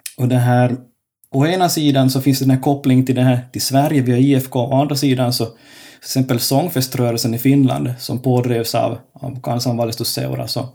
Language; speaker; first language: Swedish; native; Swedish